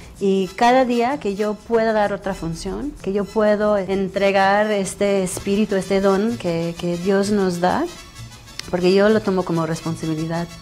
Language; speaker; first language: Spanish; early bilingual, heritage; Spanish